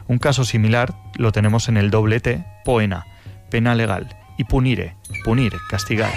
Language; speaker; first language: Spanish; native; Spanish